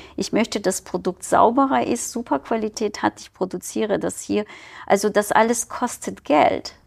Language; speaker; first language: German; non-native, fluent; Ukrainian